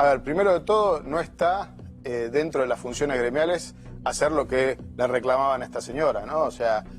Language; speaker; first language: Spanish; native; Spanish